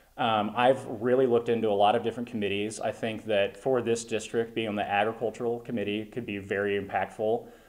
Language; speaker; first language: English; native; English